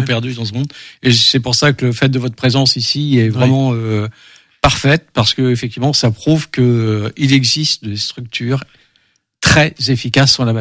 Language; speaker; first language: French; native; French